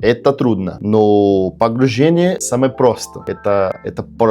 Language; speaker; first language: Russian; non-native, learner; Portuguese